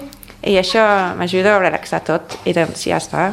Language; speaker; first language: Catalan; non-native, fluent; English